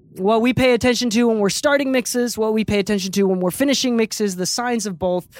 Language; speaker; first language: English; early bilingual, other home language; Japanese